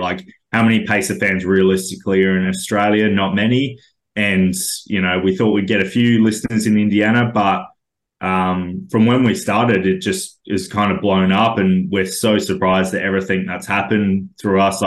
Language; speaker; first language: English; native; English